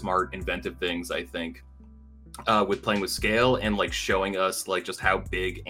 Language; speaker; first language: English; native; English